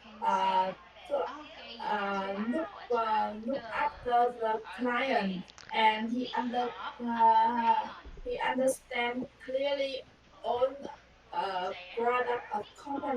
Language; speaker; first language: English; non-native, learner; Vietnamese